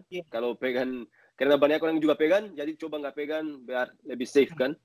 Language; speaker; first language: Indonesian; non-native, learner; Portuguese